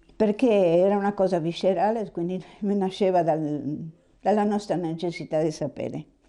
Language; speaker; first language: Italian; early bilingual, heritage; Italian